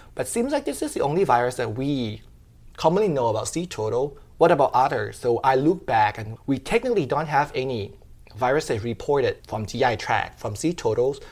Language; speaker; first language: English; non-native, fluent; Thai